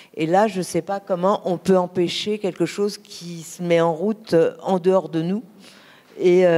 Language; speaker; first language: French; native; French